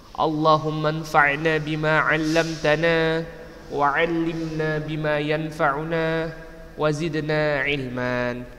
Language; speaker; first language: Arabic; non-native, fluent; Indonesian